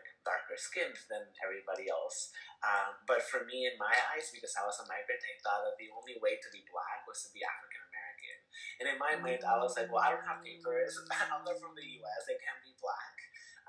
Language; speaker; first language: English; early bilingual, other home language; Spanish